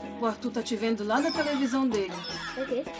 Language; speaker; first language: Portuguese; native; Portuguese